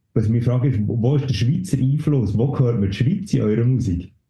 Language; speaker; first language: German; native; German